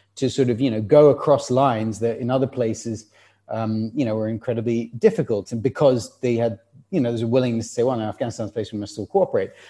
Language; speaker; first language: English; native; English